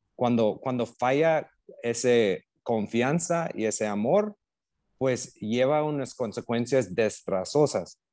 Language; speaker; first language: Spanish; non-native, fluent; English